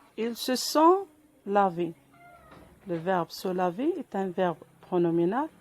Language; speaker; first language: French; non-native, local second language; Arabic